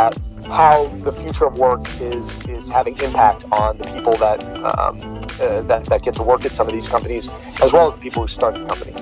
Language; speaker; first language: English; native; English